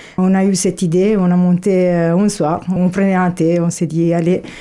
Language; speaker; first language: French; non-native, fluent; Italian